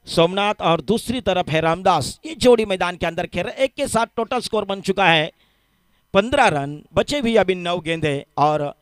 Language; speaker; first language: Hindi; non-native, local second language; Marathi